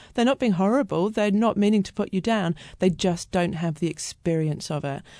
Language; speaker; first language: English; native; English